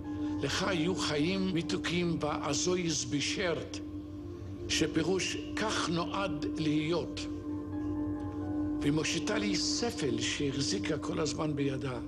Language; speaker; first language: Hebrew; non-native, fluent; Yiddish